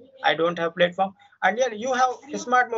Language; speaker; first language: English; non-native, fluent; Hindi